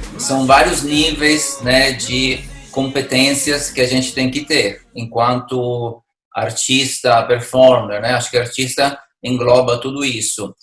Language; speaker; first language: Portuguese; non-native, fluent; Italian